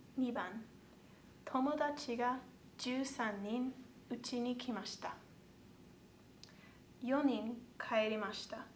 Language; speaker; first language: Japanese; non-native, learner; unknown